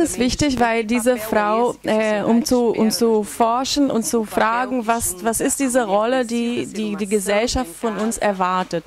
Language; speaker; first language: German; non-native, fluent; Portuguese